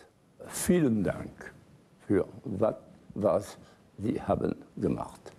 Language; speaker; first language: German; non-native, fluent; French